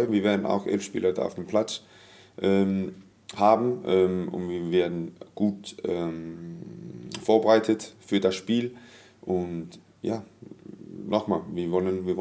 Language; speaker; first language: German; non-native, fluent; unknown